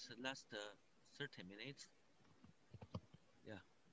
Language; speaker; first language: English; non-native, learner; Chinese